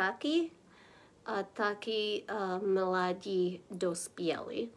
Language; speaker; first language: Czech; non-native, learner; English